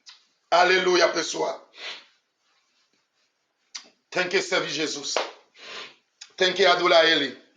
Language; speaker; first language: Portuguese; non-native, learner; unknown